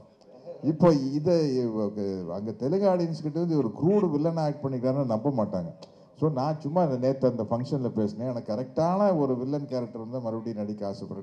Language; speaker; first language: Tamil; native; Tamil